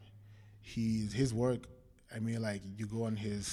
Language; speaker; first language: English; non-native, local second language; Yoruba